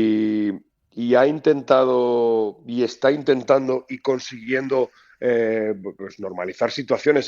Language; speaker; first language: Spanish; native; Spanish